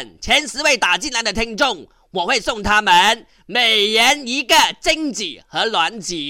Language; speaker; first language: Chinese; non-native, local second language; Cantonese